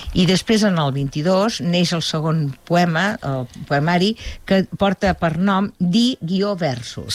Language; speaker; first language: Catalan; native; Catalan